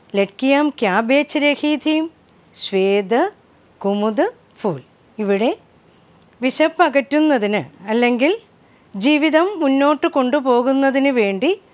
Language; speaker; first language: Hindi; non-native, local second language; Malayalam